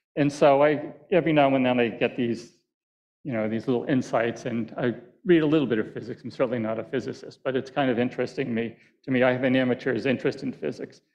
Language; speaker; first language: English; native; English